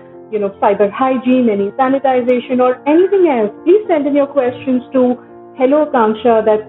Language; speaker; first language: English; non-native, local second language; Hindi